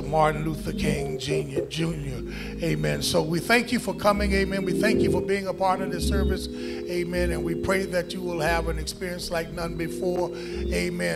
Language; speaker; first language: English; native; English